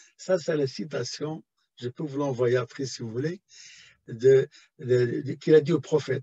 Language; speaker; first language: French; non-native, local second language; Arabic